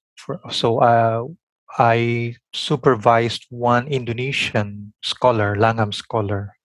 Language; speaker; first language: English; non-native, local second language; Filipino